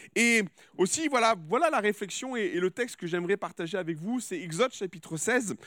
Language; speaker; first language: French; native; French